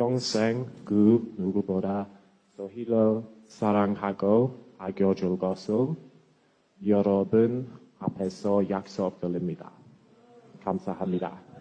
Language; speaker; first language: Korean; non-native, learner; English